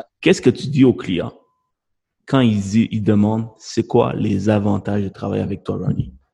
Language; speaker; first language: French; native; French